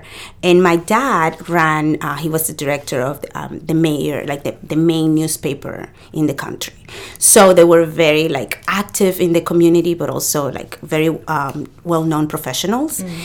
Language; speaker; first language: English; non-native, fluent; Spanish